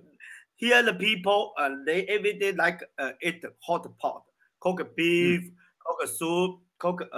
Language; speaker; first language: English; non-native, learner; Chinese